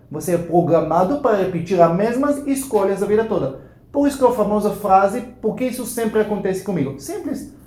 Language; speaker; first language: Portuguese; non-native, fluent; Hebrew